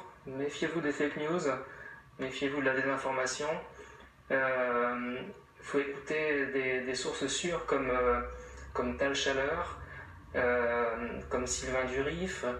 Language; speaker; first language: French; native; French